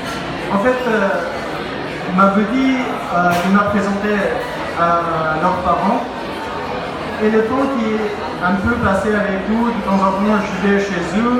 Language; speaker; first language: French; non-native, learner; Pashto